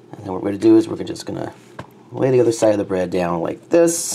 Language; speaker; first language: English; native; English